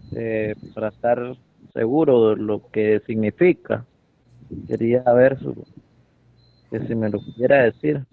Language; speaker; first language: Spanish; native; Spanish